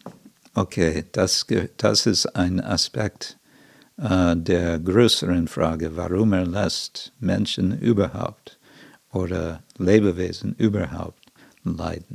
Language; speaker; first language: German; non-native, fluent; English